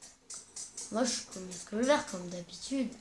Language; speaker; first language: French; native; French